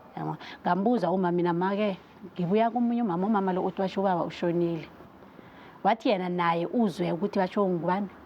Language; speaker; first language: Zulu; non-native, local second language; South Ndebele